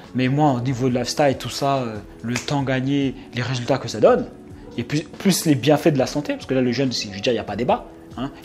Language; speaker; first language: French; native; French